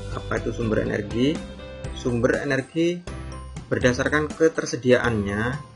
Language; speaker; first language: Indonesian; native; Indonesian